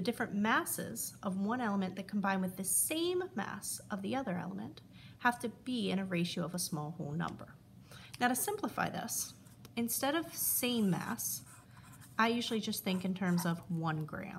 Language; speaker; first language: English; native; English